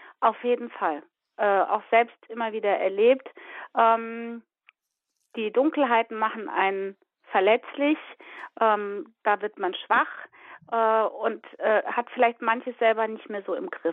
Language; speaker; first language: German; native; German